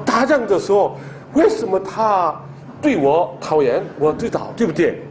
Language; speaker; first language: Chinese; non-native, learner; Korean